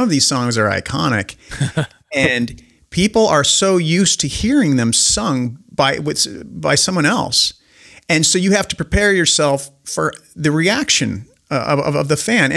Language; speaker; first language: English; native; English